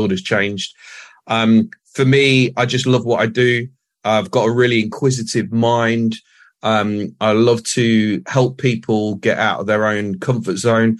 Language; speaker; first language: English; native; English